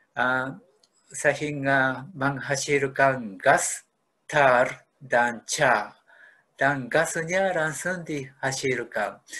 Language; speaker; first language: Indonesian; non-native, fluent; Japanese